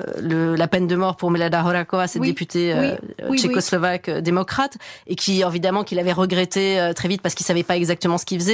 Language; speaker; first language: French; native; French